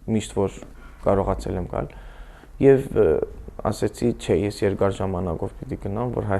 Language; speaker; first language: Armenian; early bilingual, heritage; Armenian